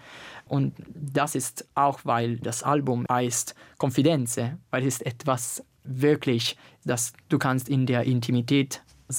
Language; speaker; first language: German; non-native, learner; Italian